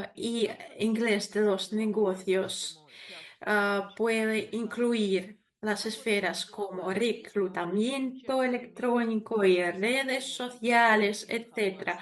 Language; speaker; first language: Spanish; non-native, fluent; Russian